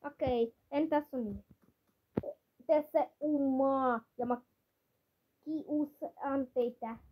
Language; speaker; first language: Finnish; non-native, learner; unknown